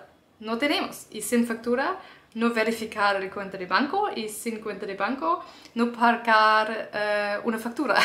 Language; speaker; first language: Spanish; non-native, learner; German